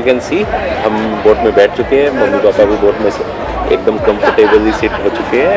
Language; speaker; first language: Hindi; native; Hindi